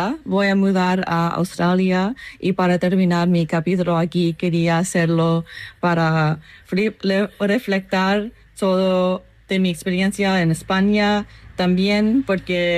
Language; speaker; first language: Spanish; non-native, learner; English